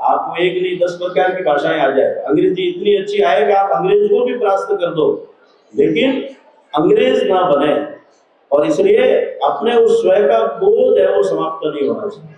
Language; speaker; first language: Hindi; native; Hindi